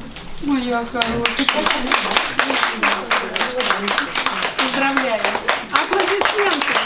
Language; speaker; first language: Russian; non-native, fluent; Armenian